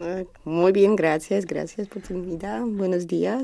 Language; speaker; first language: Spanish; non-native, learner; Polish